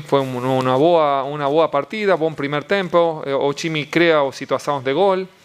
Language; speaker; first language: Portuguese; non-native, learner; Spanish